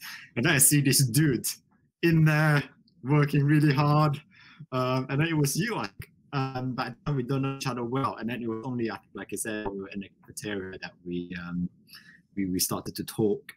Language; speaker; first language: English; non-native, local second language; Chinese